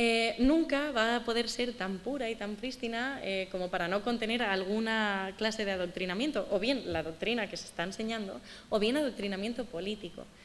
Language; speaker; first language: Spanish; native; Spanish